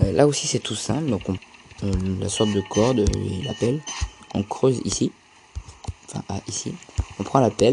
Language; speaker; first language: French; native; French